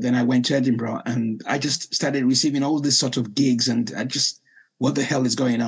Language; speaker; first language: English; non-native, local second language; Yoruba